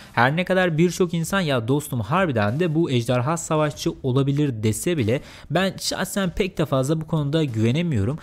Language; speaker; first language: Turkish; native; Turkish